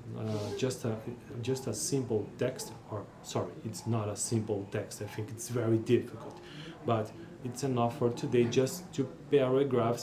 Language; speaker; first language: English; non-native, learner; Portuguese